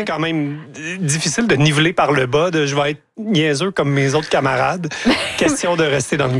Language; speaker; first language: French; native; French